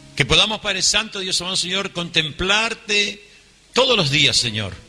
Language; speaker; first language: Spanish; native; Spanish